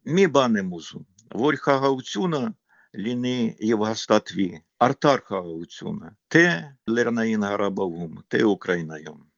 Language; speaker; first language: Armenian; non-native, fluent; Ukrainian